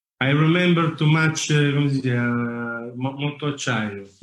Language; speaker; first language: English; non-native, learner; Italian